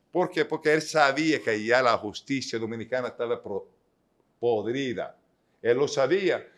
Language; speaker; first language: Spanish; non-native, fluent; Italian